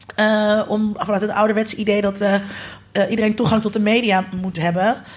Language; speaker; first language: Dutch; native; Dutch